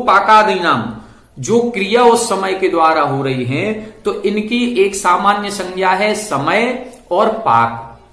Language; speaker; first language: Hindi; native; Hindi